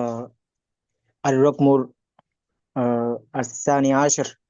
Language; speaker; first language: Arabic; non-native, learner; Bangla